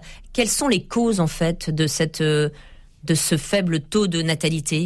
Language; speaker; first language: French; native; French